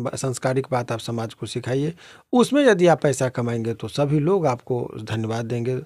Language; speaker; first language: Hindi; native; Hindi